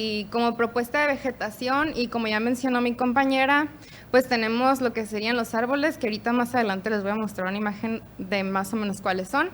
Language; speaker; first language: Spanish; native; Spanish